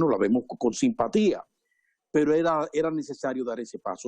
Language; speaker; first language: Spanish; native; Spanish